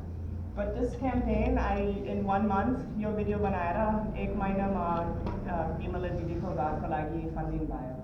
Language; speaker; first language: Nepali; early bilingual, heritage; Nepali